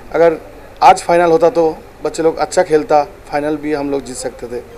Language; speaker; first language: Hindi; non-native, local second language; Bangla